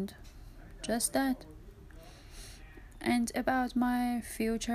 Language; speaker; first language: English; non-native, learner; Persian